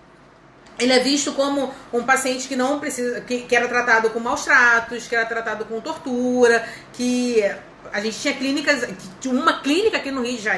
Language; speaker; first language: Portuguese; native; Portuguese